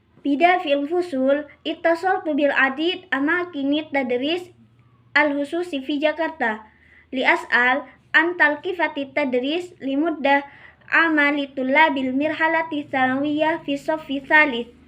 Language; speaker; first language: Arabic; non-native, learner; Indonesian